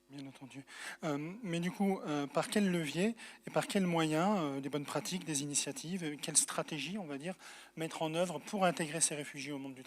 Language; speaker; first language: French; native; French